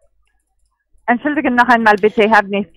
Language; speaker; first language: German; non-native, learner; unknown